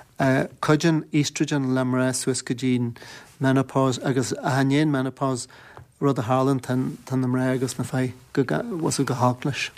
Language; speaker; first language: Irish; native; Irish